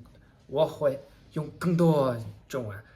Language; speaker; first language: Chinese; non-native, learner; English